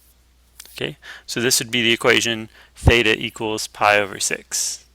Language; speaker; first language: English; native; English